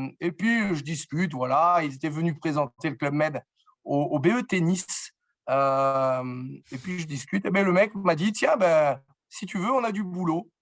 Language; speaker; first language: French; native; French